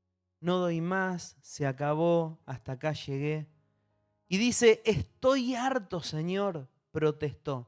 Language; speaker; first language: Spanish; native; Spanish